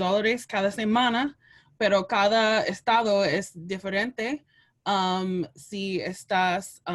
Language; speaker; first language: Spanish; non-native, learner; English